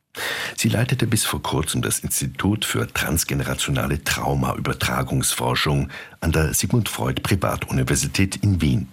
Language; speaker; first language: German; native; German